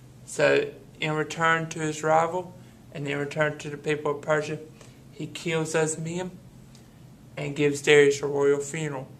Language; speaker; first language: English; native; English